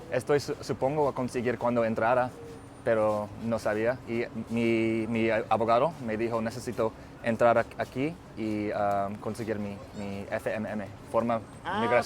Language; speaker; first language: Spanish; non-native, learner; English